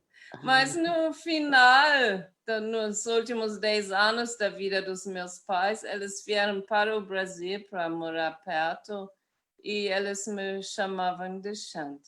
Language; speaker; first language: Portuguese; non-native, fluent; German